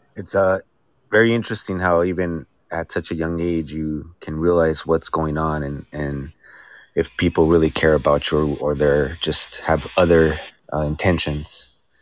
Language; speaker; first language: English; native; English